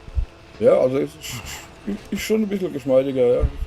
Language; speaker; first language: German; native; German